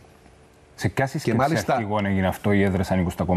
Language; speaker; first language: Greek; native; Greek